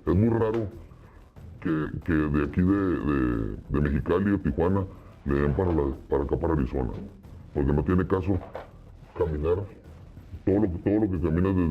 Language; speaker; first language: Spanish; native; Spanish